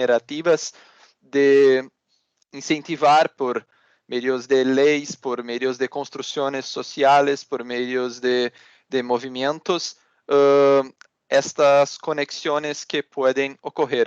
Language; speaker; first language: Spanish; non-native, learner; Portuguese